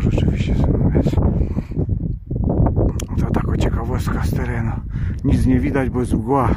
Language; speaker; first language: Polish; native; Polish